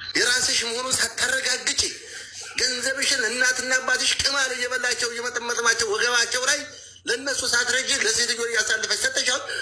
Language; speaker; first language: Amharic; native; Amharic